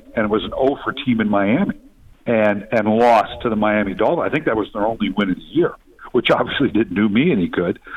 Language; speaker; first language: English; native; English